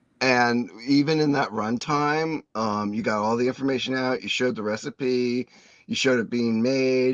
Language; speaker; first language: English; native; English